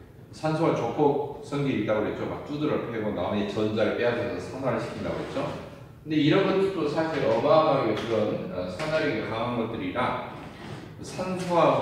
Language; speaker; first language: Korean; native; Korean